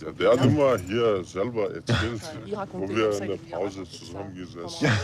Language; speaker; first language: German; non-native, learner; Turkish